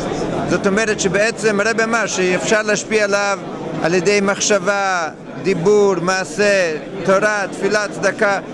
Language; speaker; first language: Hebrew; non-native, fluent; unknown